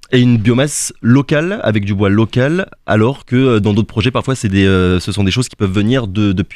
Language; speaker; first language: French; native; French